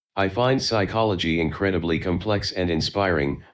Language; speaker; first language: English; non-native, fluent; Chinese